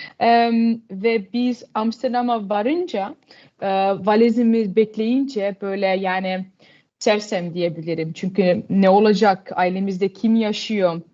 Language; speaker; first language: Turkish; early bilingual, heritage; Turkish